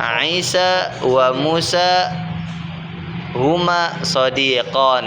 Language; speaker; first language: Arabic; non-native, fluent; Indonesian